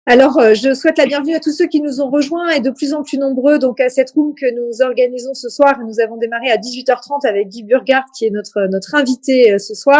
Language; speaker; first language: French; native; French